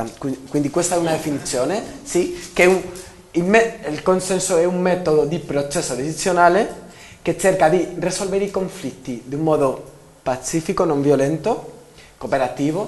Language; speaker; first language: Italian; non-native, learner; Spanish